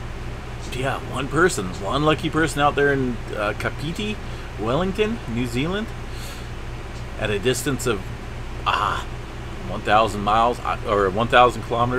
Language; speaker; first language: English; native; English